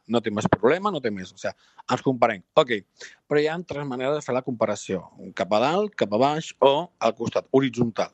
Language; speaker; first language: Catalan; non-native, local second language; Spanish